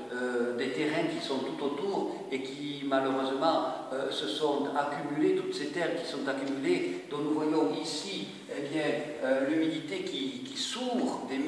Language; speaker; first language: French; native; French